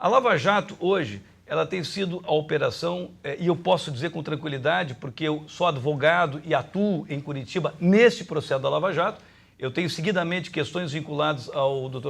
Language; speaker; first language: Portuguese; native; Portuguese